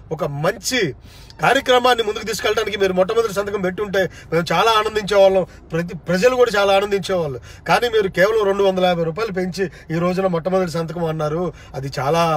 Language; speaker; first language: Telugu; native; Telugu